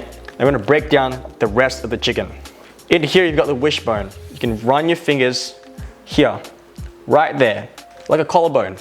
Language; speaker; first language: English; native; English